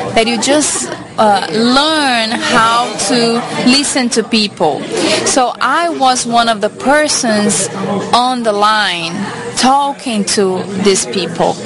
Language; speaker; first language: English; non-native, fluent; Portuguese